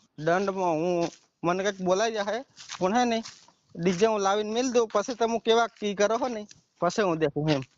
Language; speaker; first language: Gujarati; non-native, local second language; Bhili